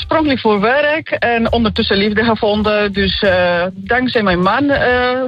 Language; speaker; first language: Dutch; non-native, fluent; Polish